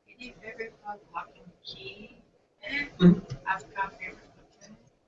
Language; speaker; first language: Hindi; non-native, learner; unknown